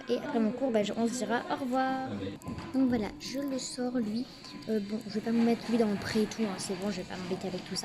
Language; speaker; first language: French; native; French